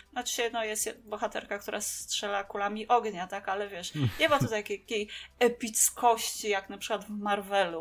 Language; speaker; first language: Polish; native; Polish